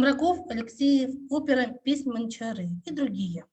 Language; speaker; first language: Russian; native; Russian